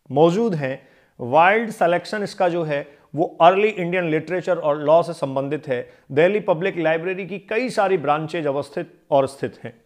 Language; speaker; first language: Hindi; native; Hindi